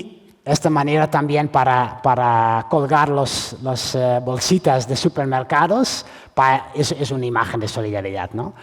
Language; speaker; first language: Spanish; non-native, fluent; Dutch